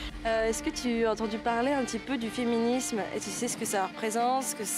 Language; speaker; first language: French; native; French